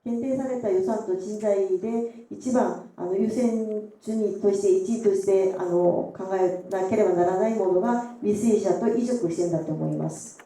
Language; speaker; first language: Japanese; non-native, fluent; Korean